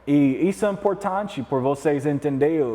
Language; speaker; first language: Portuguese; non-native, learner; English